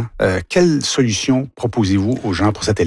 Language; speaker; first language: French; native; French